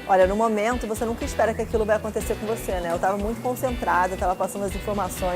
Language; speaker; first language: Portuguese; native; Portuguese